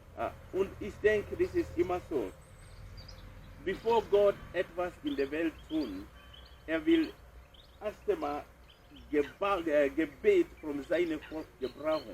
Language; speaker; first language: German; non-native, fluent; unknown